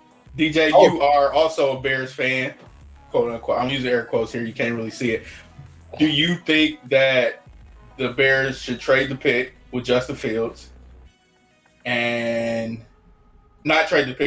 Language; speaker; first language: English; native; English